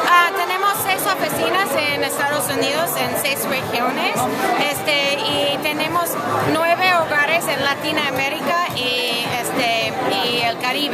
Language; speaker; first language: Spanish; non-native, fluent; English